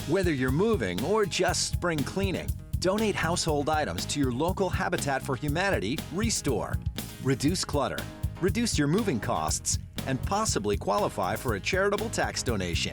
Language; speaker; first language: English; native; English